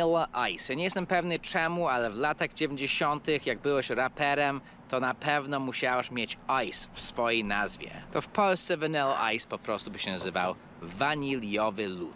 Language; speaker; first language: Polish; non-native, fluent; English